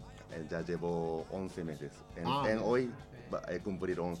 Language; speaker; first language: Spanish; non-native, learner; Japanese